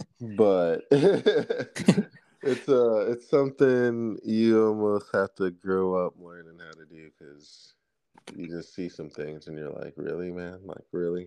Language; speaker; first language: English; native; English